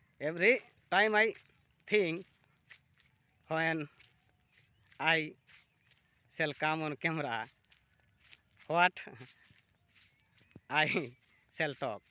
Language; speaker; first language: English; non-native, learner; Bangla